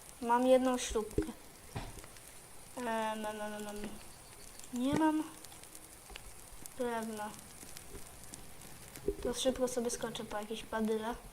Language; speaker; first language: Polish; native; Polish